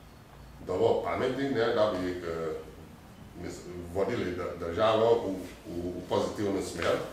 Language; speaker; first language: Slovenian; non-native, fluent; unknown